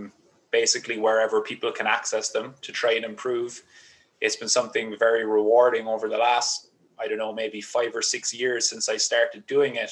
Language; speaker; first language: English; native; English